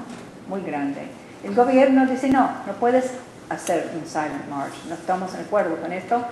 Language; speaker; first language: Spanish; non-native, learner; English